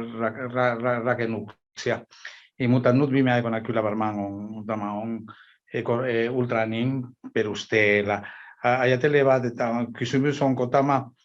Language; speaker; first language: Finnish; non-native, learner; Spanish